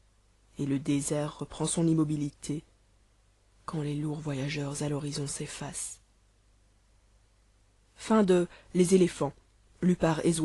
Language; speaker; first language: French; native; French